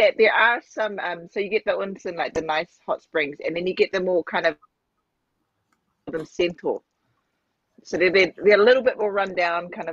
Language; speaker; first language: English; native; English